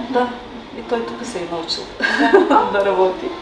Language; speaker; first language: Bulgarian; non-native, local second language; Turkish